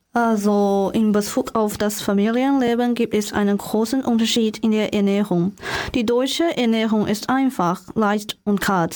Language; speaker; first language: German; non-native, learner; Chinese